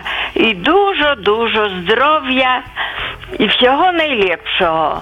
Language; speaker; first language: Polish; non-native, local second language; Belarusian